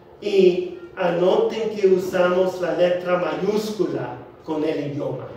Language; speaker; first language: Spanish; non-native, fluent; English